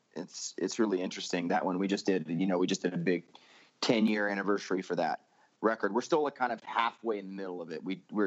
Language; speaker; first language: English; native; English